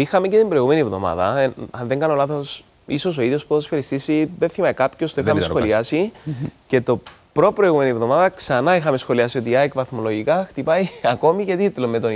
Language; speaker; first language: Greek; native; Greek